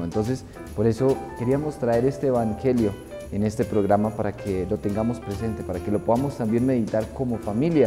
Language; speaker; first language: Spanish; native; Spanish